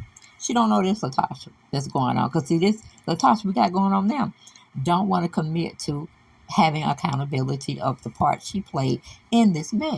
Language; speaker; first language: English; native; English